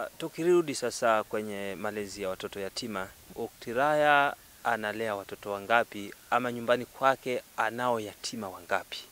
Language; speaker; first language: Swahili; native; Swahili